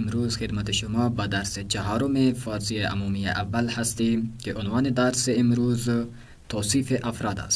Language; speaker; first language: Persian; non-native, fluent; Urdu